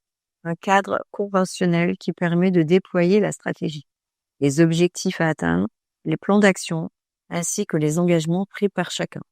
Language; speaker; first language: French; native; French